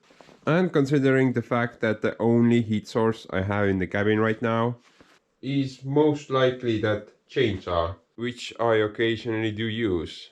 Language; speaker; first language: English; non-native, fluent; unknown